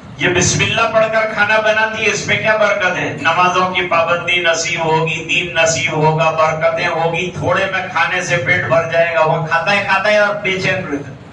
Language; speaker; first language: Urdu; non-native, local second language; Gujarati